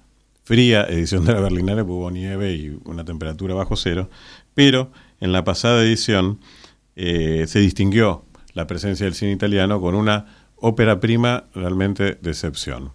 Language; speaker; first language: Spanish; native; Spanish